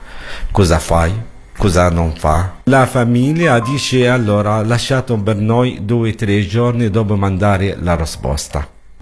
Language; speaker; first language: Italian; non-native, learner; Arabic